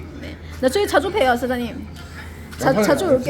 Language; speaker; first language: Korean; non-native, local second language; Chinese